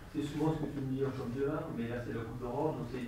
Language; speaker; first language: French; native; French